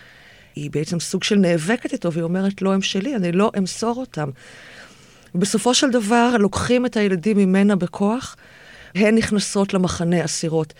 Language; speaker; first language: Hebrew; native; Hebrew